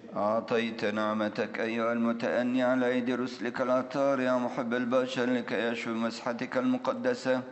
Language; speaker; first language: Arabic; native; Arabic